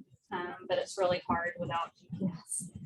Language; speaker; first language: English; native; English